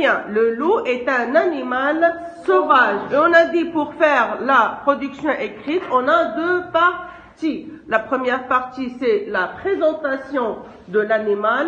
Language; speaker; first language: French; non-native, local second language; Arabic